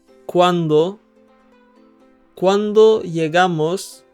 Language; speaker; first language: Spanish; non-native, fluent; English